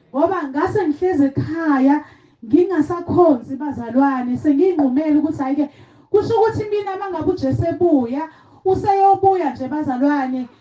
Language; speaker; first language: Zulu; native; Zulu